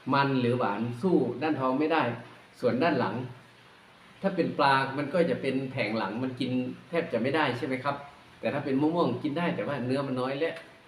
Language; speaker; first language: Thai; non-native, local second language; Northeastern Thai